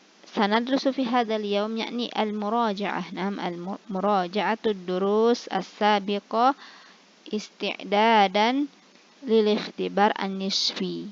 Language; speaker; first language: Arabic; non-native, fluent; Indonesian